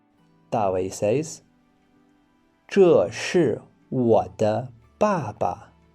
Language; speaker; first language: Chinese; non-native, fluent; English